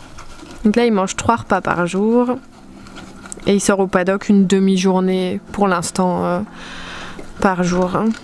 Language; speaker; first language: French; native; French